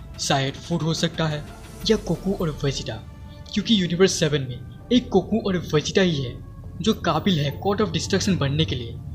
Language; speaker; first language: Hindi; non-native, local second language; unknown